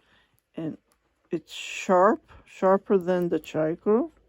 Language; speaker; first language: English; non-native, fluent; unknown